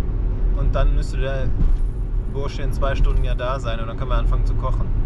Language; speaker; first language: German; native; German